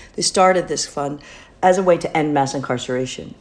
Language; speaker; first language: English; native; English